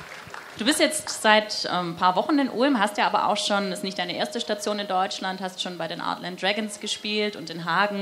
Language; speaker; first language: German; native; German